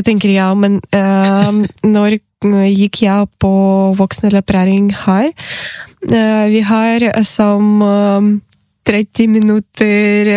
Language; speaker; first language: Norwegian; non-native, learner; Ukrainian